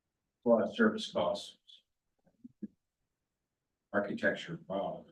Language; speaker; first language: English; native; English